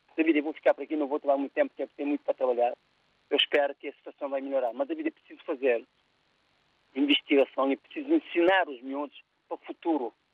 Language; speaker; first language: Portuguese; non-native, local second language; Kabuverdianu